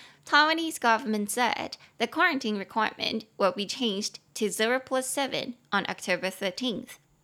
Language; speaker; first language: English; non-native, fluent; Chinese